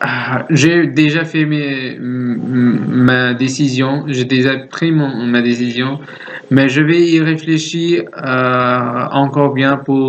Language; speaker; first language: French; non-native, learner; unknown